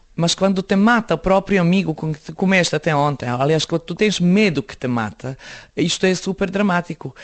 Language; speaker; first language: Portuguese; non-native, fluent; Serbian